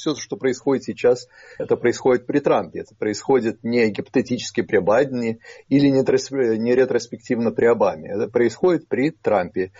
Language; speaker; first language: Russian; native; Russian